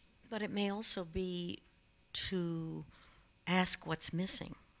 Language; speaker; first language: English; native; English